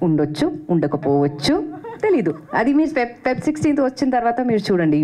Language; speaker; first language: Telugu; non-native, fluent; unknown